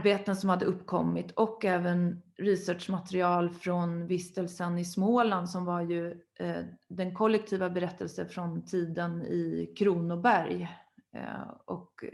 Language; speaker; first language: Swedish; native; Swedish